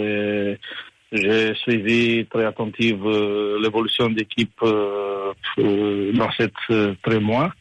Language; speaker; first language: French; non-native, fluent; Romanian